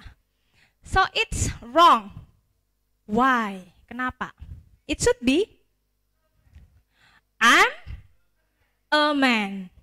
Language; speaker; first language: English; non-native, fluent; Indonesian